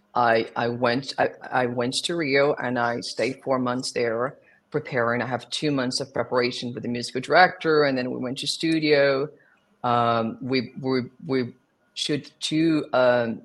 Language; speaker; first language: English; non-native, fluent; Portuguese